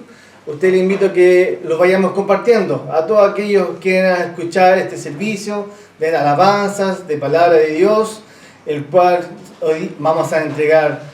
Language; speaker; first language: Spanish; native; Spanish